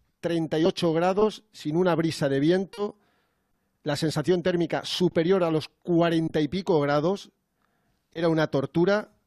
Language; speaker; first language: Spanish; native; Spanish